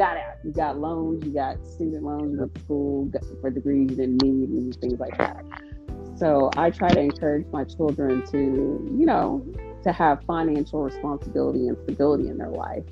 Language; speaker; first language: English; native; English